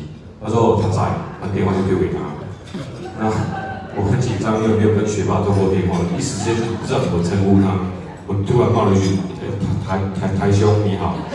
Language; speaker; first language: Chinese; native; Chinese